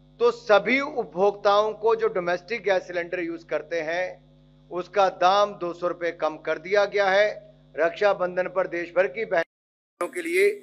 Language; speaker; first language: Hindi; native; Hindi